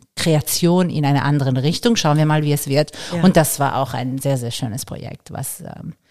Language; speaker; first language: German; non-native, fluent; Italian